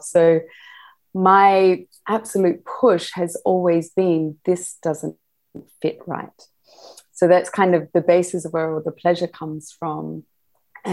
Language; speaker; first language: English; native; English